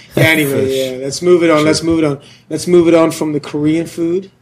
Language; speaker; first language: English; native; English